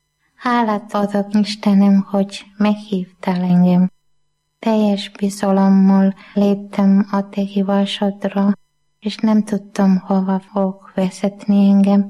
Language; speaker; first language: Hungarian; non-native, learner; Malayalam